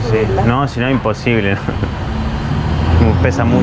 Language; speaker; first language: Spanish; native; Spanish